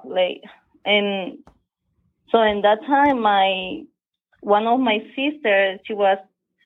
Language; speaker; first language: English; non-native, learner; Spanish